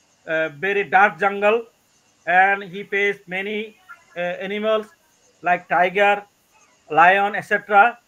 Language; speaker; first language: English; non-native, learner; Bangla